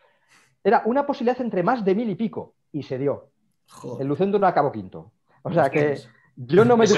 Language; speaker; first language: Spanish; native; Spanish